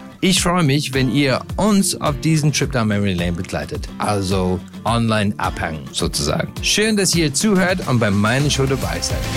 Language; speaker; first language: German; non-native, fluent; English